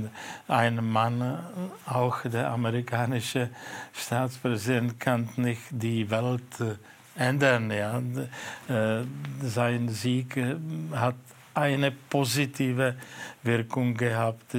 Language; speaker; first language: German; non-native, fluent; Czech